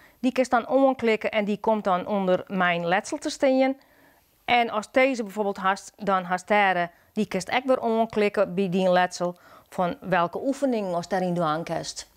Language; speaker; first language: Dutch; non-native, local second language; Western Frisian